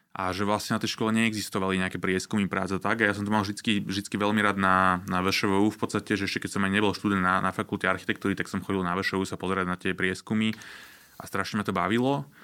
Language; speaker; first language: Slovak; native; Slovak